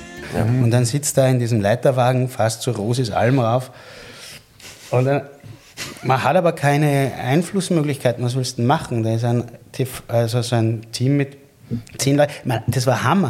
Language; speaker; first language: German; native; German